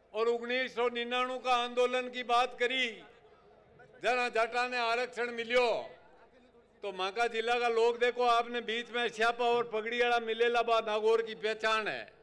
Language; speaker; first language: Hindi; native; Hindi